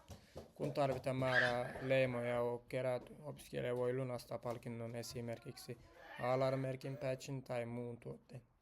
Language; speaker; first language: Finnish; non-native, learner; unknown